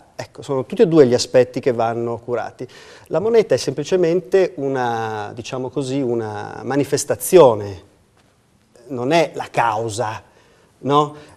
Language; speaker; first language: Italian; native; Italian